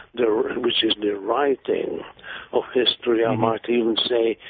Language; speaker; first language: English; non-native, fluent; Hungarian